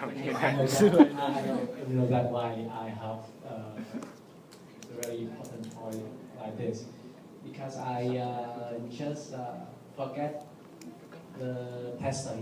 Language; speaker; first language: English; non-native, learner; Vietnamese